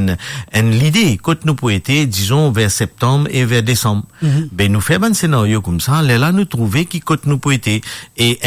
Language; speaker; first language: French; non-native, local second language; Morisyen